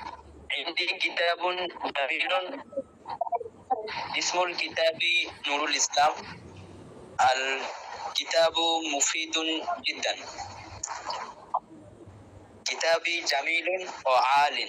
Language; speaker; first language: Arabic; non-native, learner; Bangla